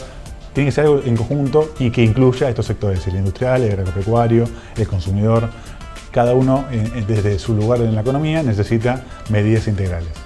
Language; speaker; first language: Spanish; native; Spanish